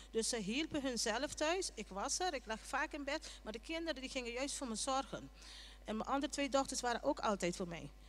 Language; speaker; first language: Dutch; non-native, local second language; Papiamento